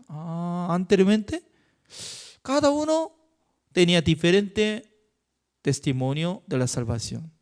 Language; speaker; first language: Spanish; non-native, fluent; Korean